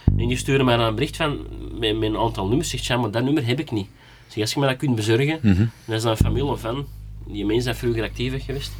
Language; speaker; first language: Dutch; native; Dutch